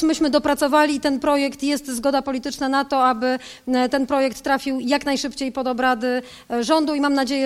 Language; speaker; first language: Polish; native; Polish